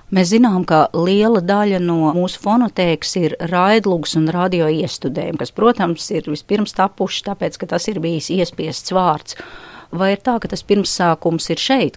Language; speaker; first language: Latvian; native; Latvian